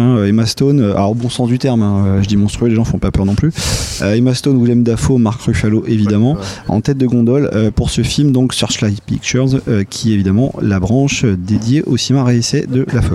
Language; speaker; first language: French; native; French